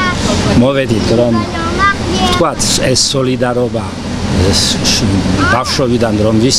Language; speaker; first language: Georgian; early bilingual, heritage; Georgian